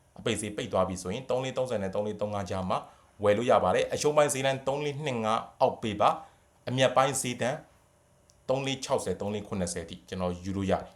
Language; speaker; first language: Burmese; native; Burmese